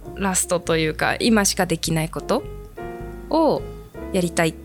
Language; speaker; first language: Japanese; native; Japanese